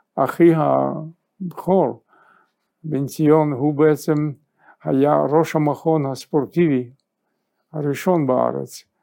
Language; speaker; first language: Hebrew; non-native, fluent; Yiddish